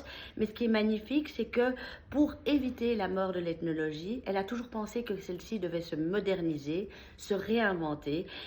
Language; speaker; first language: French; native; French